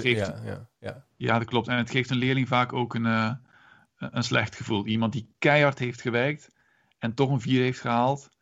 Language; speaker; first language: Dutch; native; Dutch